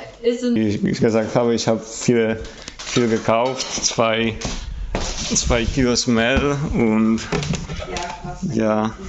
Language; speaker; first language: German; non-native, fluent; Polish